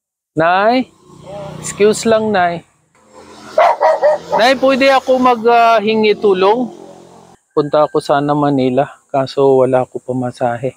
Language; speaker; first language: Filipino; non-native, learner; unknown